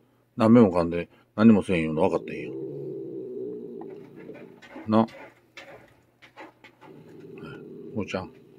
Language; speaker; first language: Japanese; native; Japanese